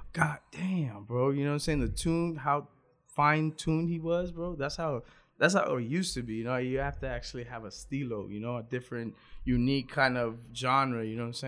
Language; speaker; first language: English; native; English